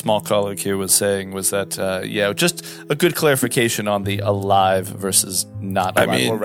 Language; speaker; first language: English; native; English